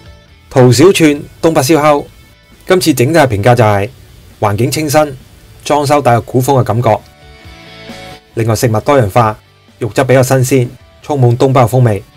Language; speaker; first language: Chinese; non-native, local second language; Cantonese